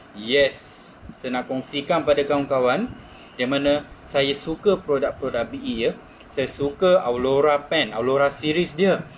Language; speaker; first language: Malay; non-native, local second language; Chinese